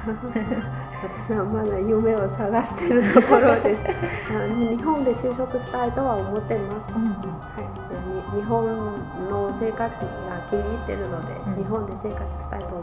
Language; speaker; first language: Japanese; non-native, fluent; Vietnamese